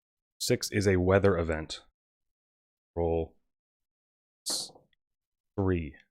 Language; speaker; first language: English; native; English